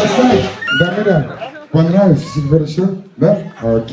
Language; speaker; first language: Russian; non-native, learner; Turkish